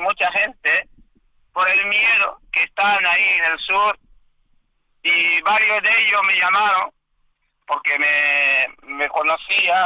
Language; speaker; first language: Spanish; non-native, fluent; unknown